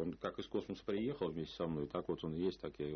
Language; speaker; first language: Russian; native; Russian